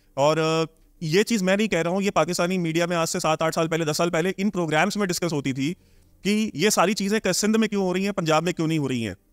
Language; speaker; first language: Hindi; native; Hindi